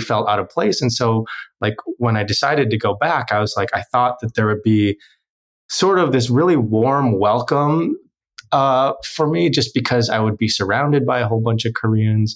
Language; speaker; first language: English; early bilingual, other home language; Korean